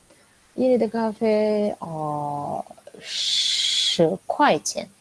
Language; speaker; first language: Chinese; non-native, learner; Indonesian